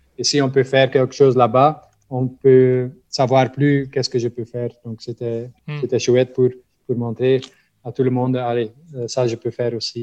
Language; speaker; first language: French; non-native, local second language; Dutch